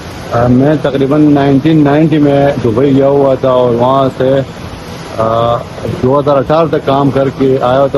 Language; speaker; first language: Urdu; non-native, local second language; Pashto